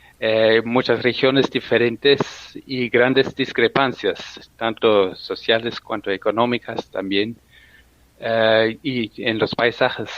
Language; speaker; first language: Spanish; non-native, fluent; German